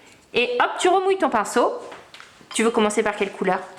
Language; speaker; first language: French; native; French